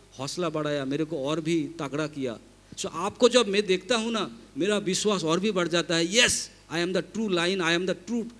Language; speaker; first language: Hindi; non-native, local second language; Bangla